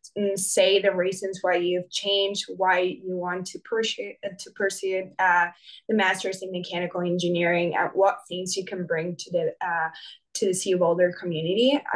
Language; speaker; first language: English; non-native, fluent; Spanish